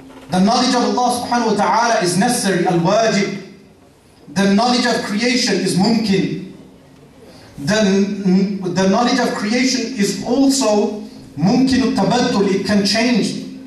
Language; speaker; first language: English; native; English